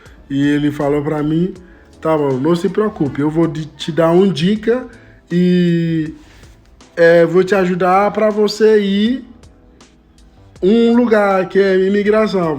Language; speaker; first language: Portuguese; non-native, fluent; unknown